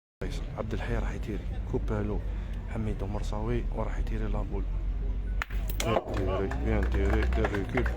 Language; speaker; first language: Arabic; native; Arabic